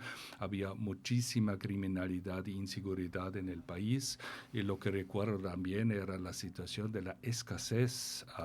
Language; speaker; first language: Spanish; non-native, fluent; German